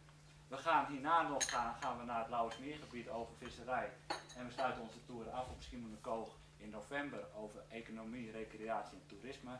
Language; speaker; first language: Dutch; native; Dutch